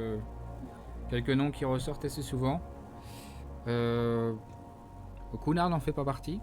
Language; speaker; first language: French; native; French